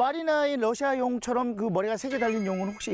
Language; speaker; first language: Korean; native; Korean